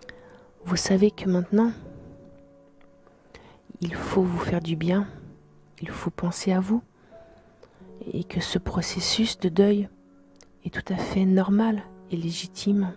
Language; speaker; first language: French; native; French